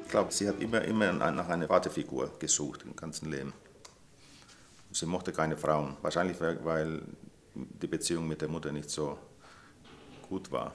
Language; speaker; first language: German; non-native, fluent; Finnish